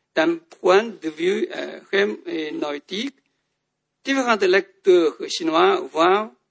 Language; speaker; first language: French; non-native, fluent; Chinese